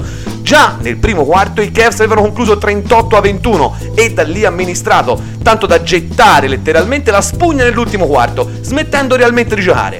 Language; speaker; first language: Italian; native; Italian